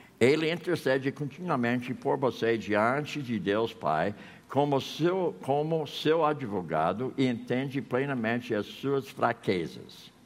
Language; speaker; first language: Portuguese; non-native, fluent; English